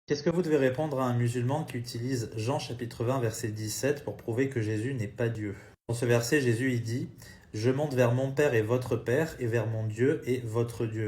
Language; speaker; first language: French; native; French